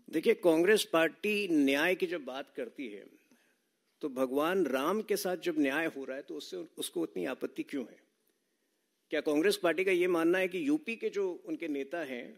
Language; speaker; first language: Hindi; native; Hindi